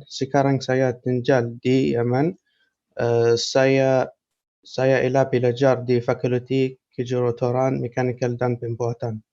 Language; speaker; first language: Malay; non-native, learner; Arabic